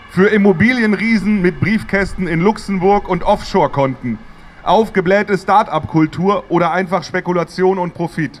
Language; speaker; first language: German; native; German